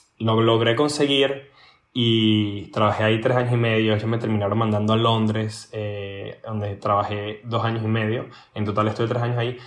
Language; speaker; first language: Spanish; native; Spanish